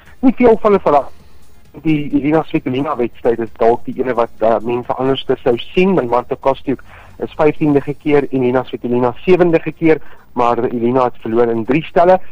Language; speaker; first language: Afrikaans; native; Afrikaans